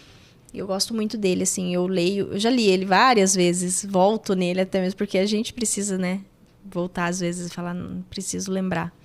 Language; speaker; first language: Portuguese; native; Portuguese